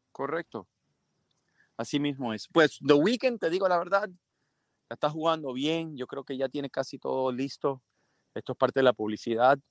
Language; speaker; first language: Spanish; early bilingual, heritage; Spanish